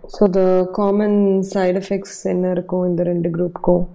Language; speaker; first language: English; non-native, local second language; Tamil